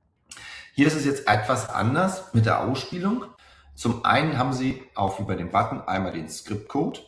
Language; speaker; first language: German; native; German